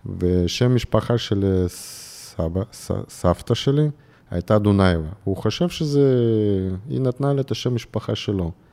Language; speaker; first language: Hebrew; non-native, fluent; Russian